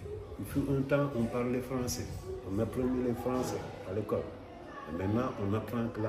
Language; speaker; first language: French; non-native, local second language; Wolof